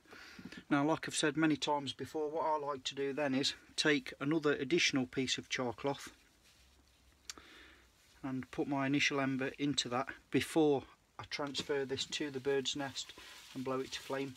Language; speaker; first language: English; native; English